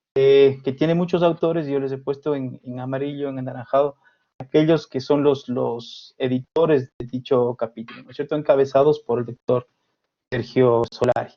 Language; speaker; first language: Spanish; native; Spanish